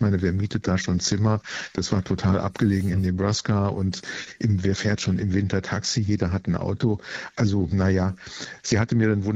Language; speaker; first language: German; native; German